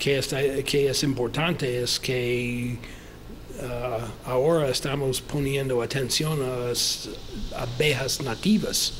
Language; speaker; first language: Spanish; non-native, fluent; English